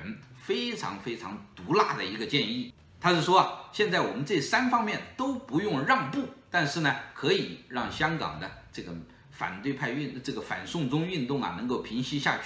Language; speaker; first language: Chinese; native; Chinese